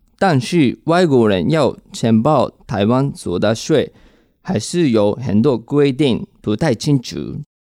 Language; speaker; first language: Chinese; non-native, fluent; Japanese